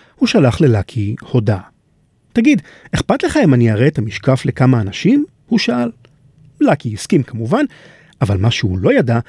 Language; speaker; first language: Hebrew; native; Hebrew